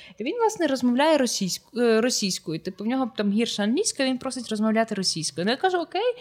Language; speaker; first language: Ukrainian; native; Ukrainian